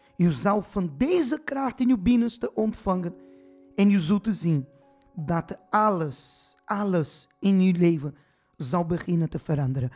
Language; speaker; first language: Dutch; non-native, fluent; Portuguese